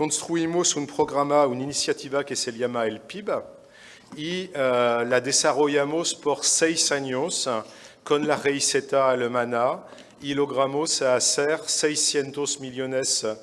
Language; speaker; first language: Spanish; non-native, fluent; French